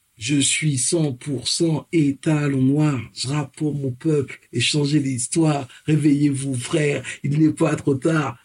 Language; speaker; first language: French; early bilingual, other home language; Fon